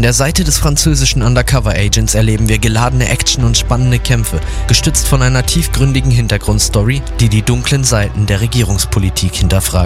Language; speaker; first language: German; native; German